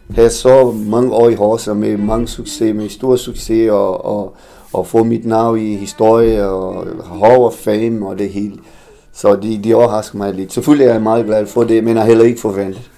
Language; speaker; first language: Danish; non-native, fluent; Portuguese